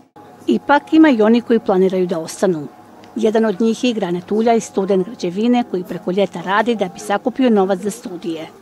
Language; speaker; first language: Serbian; native; Serbian